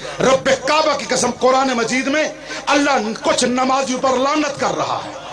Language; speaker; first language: Urdu; non-native, local second language; Punjabi